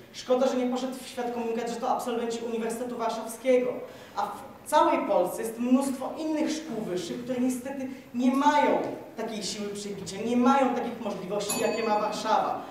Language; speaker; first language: Polish; native; Polish